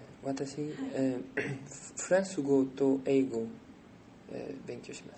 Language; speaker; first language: Japanese; non-native, learner; French